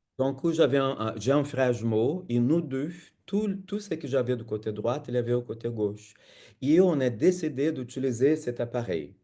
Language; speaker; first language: French; non-native, fluent; Portuguese